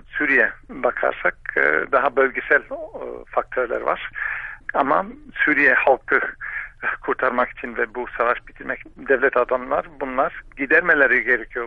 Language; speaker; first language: Turkish; non-native, fluent; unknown